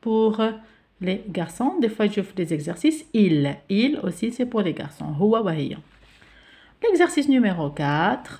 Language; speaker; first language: French; non-native, local second language; Arabic